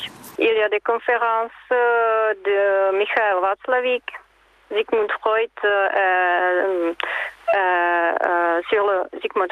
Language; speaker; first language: French; non-native, learner; Czech